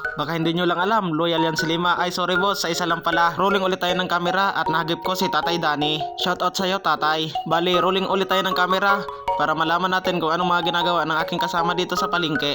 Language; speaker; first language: Filipino; non-native, local second language; Cebuano